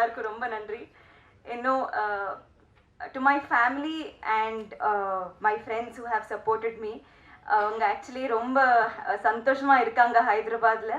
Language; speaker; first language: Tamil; non-native, learner; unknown